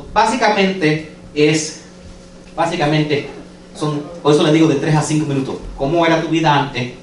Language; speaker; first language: Spanish; non-native, fluent; English